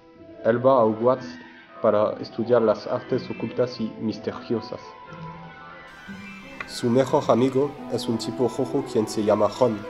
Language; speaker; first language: Spanish; non-native, learner; French